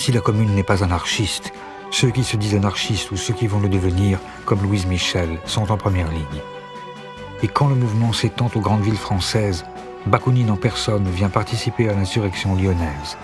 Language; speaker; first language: French; native; French